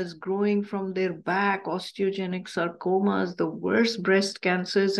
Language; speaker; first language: English; non-native, local second language; Urdu